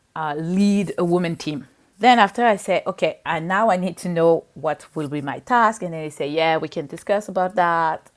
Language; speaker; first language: English; non-native, fluent; French